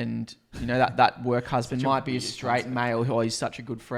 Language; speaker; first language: English; native; English